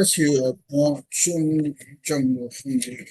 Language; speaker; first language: Chinese; non-native, learner; Bangla